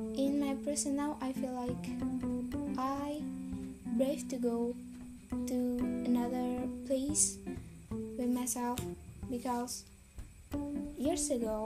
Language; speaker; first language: English; non-native, learner; Indonesian